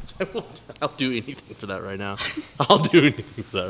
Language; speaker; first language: English; native; English